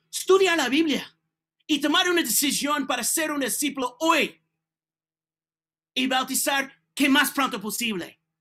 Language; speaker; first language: Spanish; non-native, learner; English